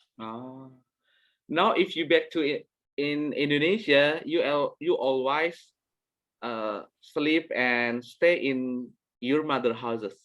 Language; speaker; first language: English; non-native, learner; Indonesian